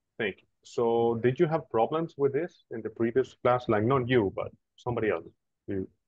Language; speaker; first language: English; non-native, fluent; Spanish